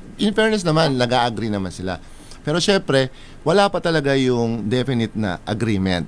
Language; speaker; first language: Filipino; non-native, local second language; Pampanga